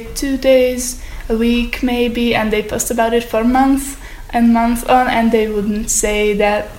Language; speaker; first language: English; non-native, fluent; Hungarian